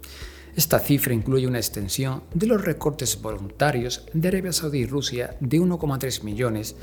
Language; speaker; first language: Spanish; native; Spanish